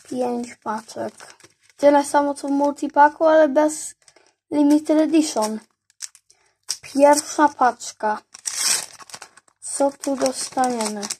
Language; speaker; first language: Polish; early bilingual, heritage; Polish